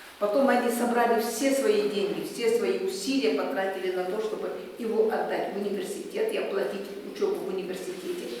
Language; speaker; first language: Russian; native; Russian